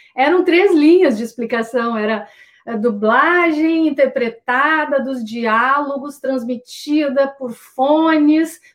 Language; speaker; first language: Portuguese; native; Portuguese